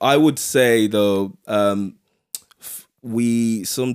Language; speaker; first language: English; non-native, local second language; Yoruba